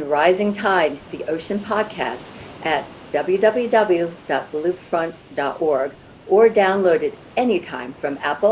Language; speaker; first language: English; native; English